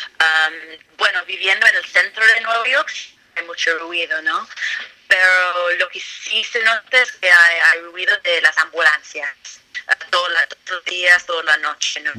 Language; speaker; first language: Spanish; non-native, fluent; English